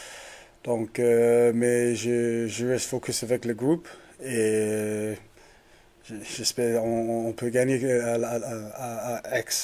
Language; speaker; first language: French; non-native, learner; English